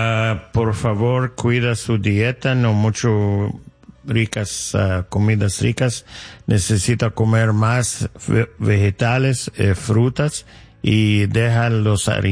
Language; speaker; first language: Spanish; non-native, learner; English